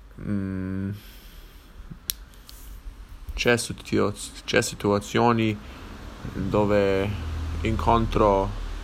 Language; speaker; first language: Italian; non-native, learner; English